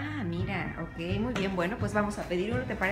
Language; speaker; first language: Spanish; native; Spanish